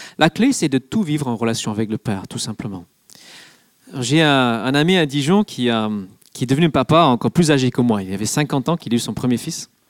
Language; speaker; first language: French; non-native, fluent; English